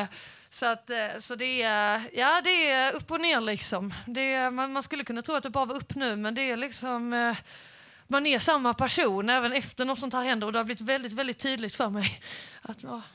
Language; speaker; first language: Swedish; native; Swedish